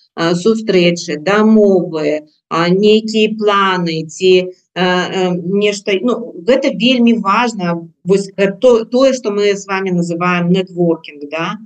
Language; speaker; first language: Belarusian; non-native, local second language; Russian